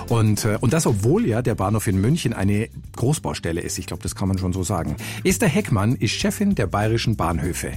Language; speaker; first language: German; native; German